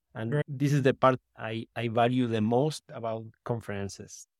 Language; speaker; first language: English; non-native, fluent; Spanish